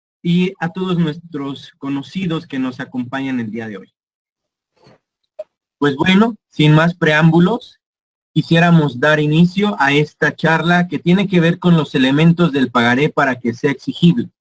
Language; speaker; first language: Spanish; native; Spanish